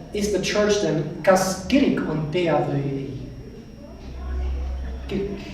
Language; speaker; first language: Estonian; non-native, learner; English